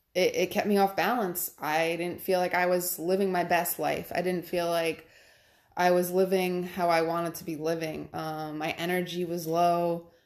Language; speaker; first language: English; native; English